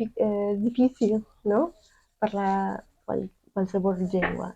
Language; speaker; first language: Catalan; non-native, fluent; Spanish